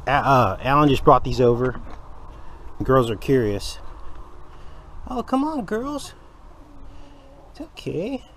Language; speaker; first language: English; native; English